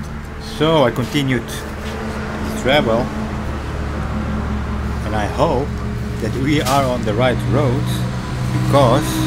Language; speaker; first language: English; non-native, fluent; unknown